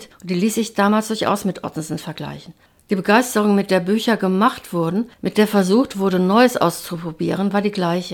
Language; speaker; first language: German; native; German